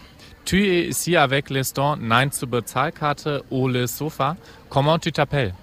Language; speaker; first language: French; non-native, fluent; German